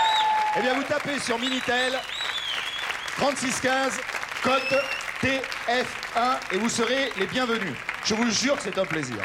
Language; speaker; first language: French; native; French